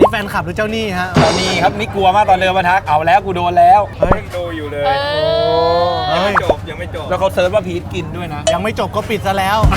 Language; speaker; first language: Thai; native; Thai